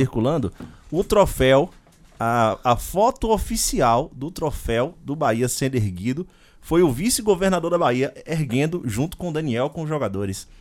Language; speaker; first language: Portuguese; native; Portuguese